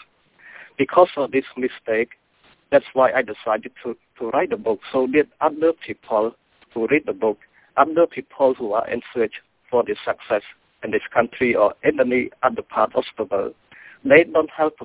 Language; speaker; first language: English; non-native, fluent; Khmer